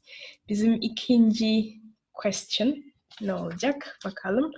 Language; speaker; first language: Turkish; non-native, learner; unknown